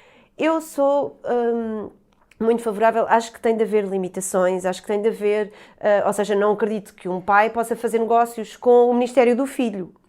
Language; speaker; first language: Portuguese; native; Portuguese